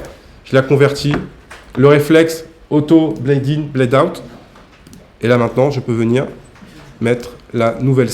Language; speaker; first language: French; native; French